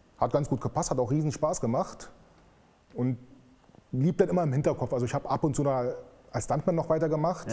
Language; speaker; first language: German; early bilingual, other home language; Arabic